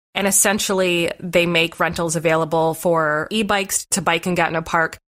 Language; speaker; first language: English; native; English